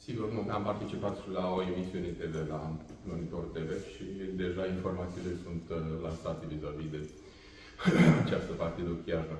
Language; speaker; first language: Romanian; native; Romanian